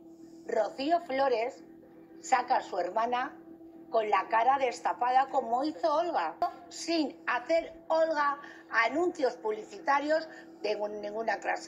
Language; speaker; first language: Spanish; native; Spanish